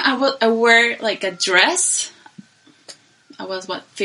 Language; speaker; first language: English; non-native, learner; Spanish